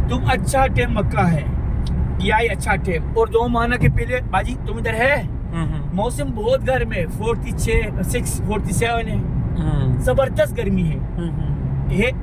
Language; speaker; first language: Hindi; non-native, learner; Baluchi